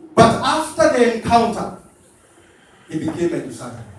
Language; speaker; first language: English; non-native, local second language; Swahili